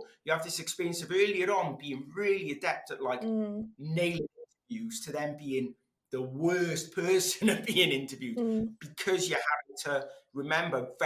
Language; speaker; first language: English; non-native, local second language; Welsh